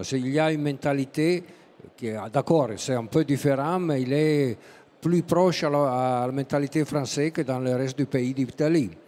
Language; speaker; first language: French; non-native, fluent; Italian